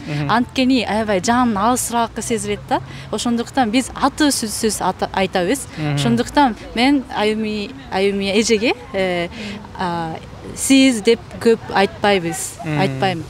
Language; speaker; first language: Kyrgyz; non-native, fluent; Japanese